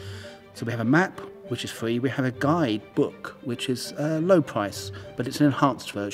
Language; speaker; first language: English; native; English